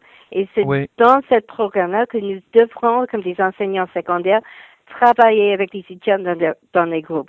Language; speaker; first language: French; non-native, fluent; English